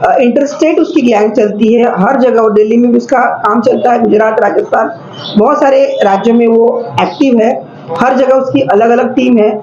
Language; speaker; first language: Hindi; non-native, local second language; Marathi